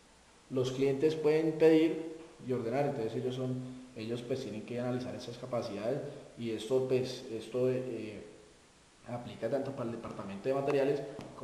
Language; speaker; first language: Spanish; native; Spanish